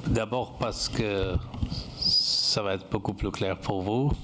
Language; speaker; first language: French; non-native, fluent; English